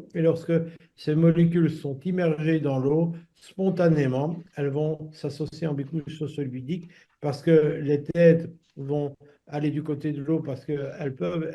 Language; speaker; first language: French; native; French